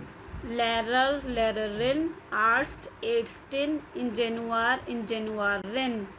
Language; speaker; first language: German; non-native, fluent; Hindi